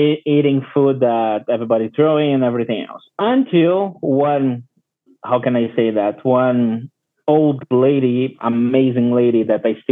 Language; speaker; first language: English; non-native, learner; Portuguese